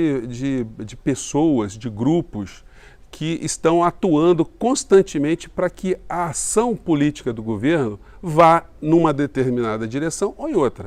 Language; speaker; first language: Portuguese; native; Portuguese